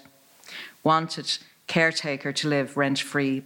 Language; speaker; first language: English; native; English